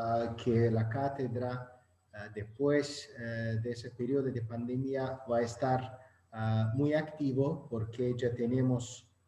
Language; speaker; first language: Spanish; non-native, fluent; Azerbaijani